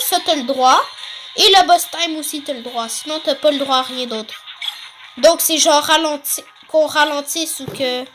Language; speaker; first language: French; native; French